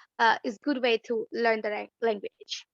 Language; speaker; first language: English; non-native, learner; Bangla